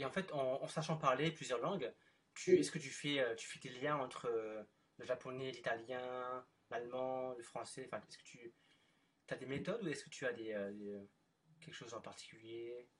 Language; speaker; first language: French; non-native, fluent; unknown